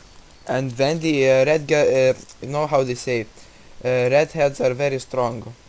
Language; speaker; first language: English; non-native, learner; Russian